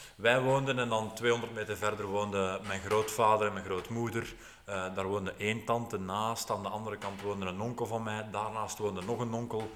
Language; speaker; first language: Dutch; native; Dutch